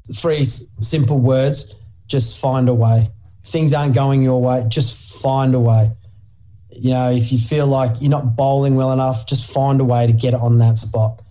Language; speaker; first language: English; native; English